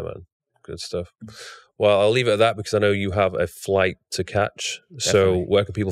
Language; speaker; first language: English; native; English